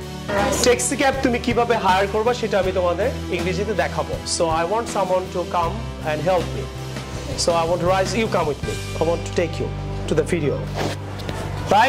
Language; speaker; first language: English; non-native, learner; Bangla